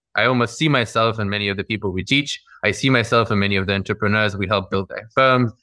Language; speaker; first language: English; early bilingual, other home language; Russian